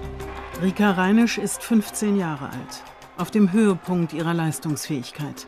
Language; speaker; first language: German; native; German